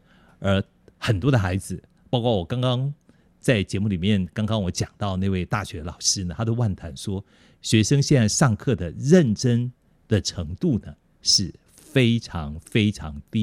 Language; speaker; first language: Chinese; native; Chinese